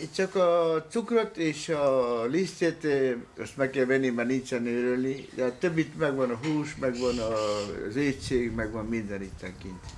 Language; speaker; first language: Hungarian; early bilingual, heritage; Hungarian